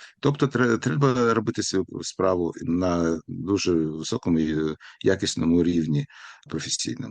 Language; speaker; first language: Ukrainian; non-native, local second language; Russian